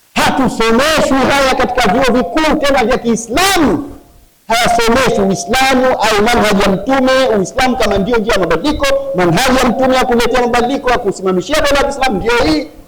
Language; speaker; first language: Swahili; native; Swahili